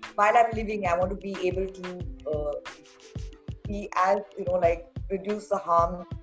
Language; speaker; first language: English; non-native, local second language; Hindi